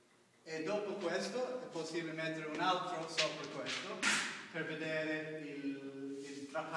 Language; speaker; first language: Italian; non-native, learner; English